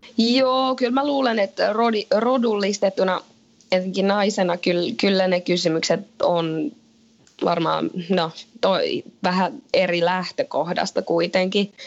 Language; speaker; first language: Finnish; native; Finnish